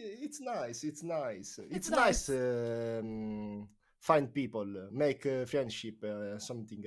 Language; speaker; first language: English; non-native, learner; Italian